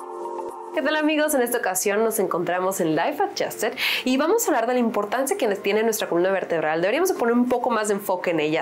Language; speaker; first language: Spanish; native; Spanish